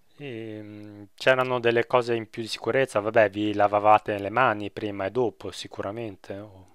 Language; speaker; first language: Italian; native; Italian